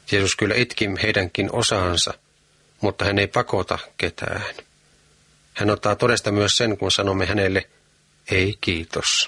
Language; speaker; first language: Finnish; native; Finnish